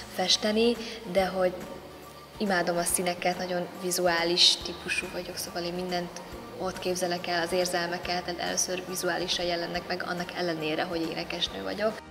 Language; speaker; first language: Hungarian; early bilingual, other home language; Vietnamese